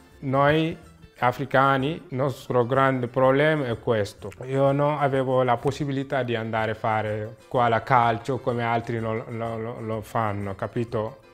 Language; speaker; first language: Italian; non-native, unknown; Wolof